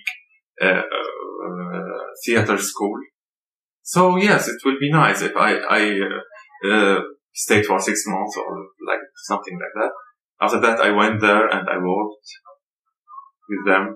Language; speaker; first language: English; non-native, learner; Arabic